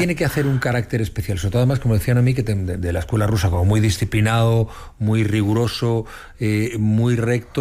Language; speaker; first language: Spanish; native; Spanish